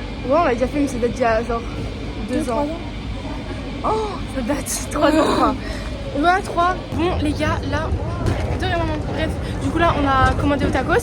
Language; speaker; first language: French; native; French